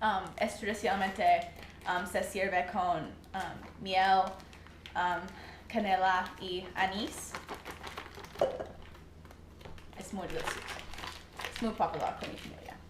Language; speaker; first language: Spanish; non-native, learner; English